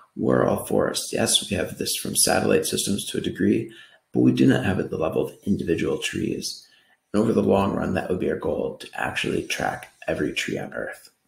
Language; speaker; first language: English; native; English